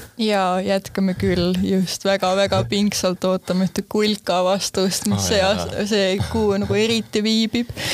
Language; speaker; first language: Estonian; native; Estonian